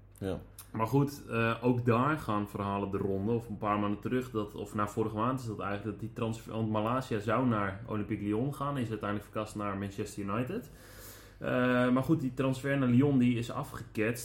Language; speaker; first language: Dutch; native; Dutch